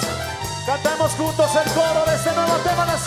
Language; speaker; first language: Spanish; native; Spanish